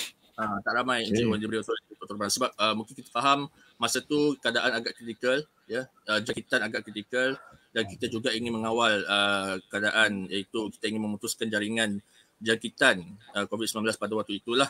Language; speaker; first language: Malay; native; Malay